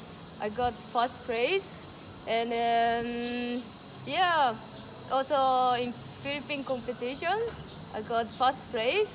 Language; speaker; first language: English; non-native, learner; Japanese